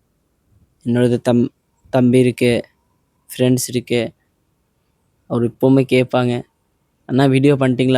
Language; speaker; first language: Tamil; non-native, learner; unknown